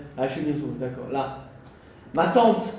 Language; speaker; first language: French; non-native, fluent; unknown